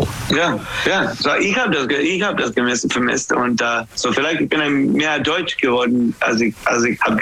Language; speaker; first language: German; non-native, fluent; English